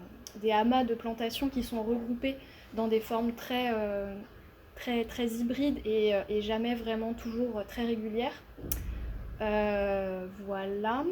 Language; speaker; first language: French; native; French